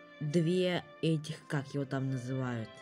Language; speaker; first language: Russian; native; Russian